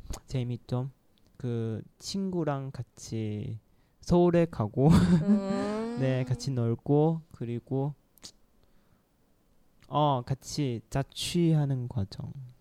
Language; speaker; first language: Korean; non-native, local second language; Chinese